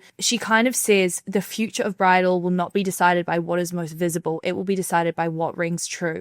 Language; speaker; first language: English; native; English